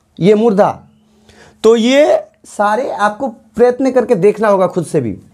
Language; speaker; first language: Hindi; non-native, local second language; Bangla